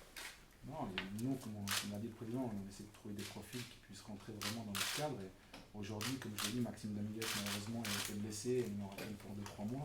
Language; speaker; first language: French; native; French